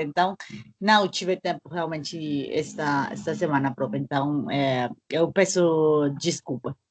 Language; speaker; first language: Portuguese; non-native, learner; Spanish